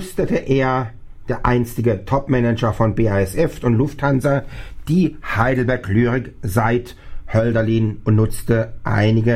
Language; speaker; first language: German; native; German